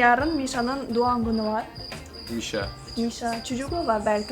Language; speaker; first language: Turkish; non-native, learner; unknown